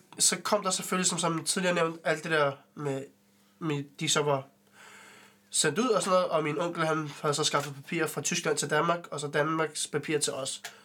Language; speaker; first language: Danish; early bilingual, other home language; Arabic